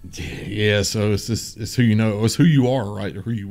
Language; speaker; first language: English; native; English